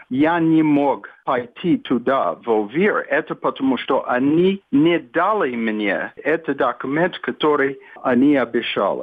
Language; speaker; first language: Russian; non-native, fluent; English